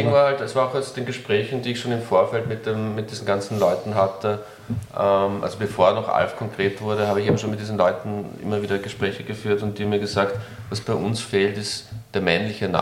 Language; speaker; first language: German; native; German